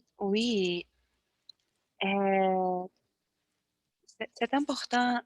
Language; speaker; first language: French; non-native, learner; Portuguese